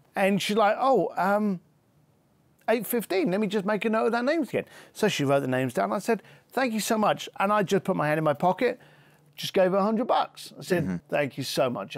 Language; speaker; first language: English; native; English